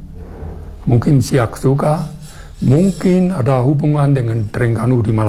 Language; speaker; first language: Indonesian; non-native, fluent; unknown